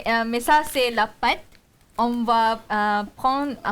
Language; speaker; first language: French; non-native, learner; Malay